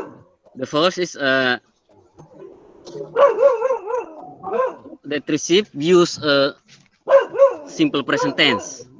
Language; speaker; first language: English; non-native, learner; Indonesian